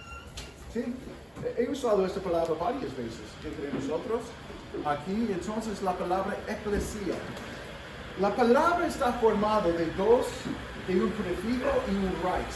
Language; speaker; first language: Spanish; non-native, fluent; English